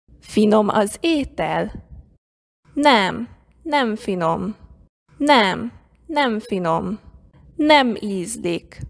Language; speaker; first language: Hungarian; non-native, fluent; Korean